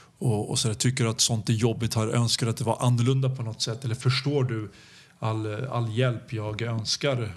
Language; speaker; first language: Swedish; early bilingual, other home language; Serbian